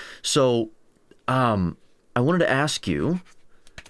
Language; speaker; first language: English; native; English